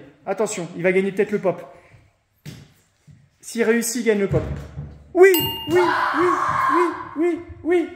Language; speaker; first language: French; native; French